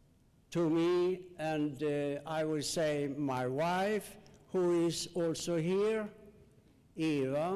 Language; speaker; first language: English; non-native, learner; Swedish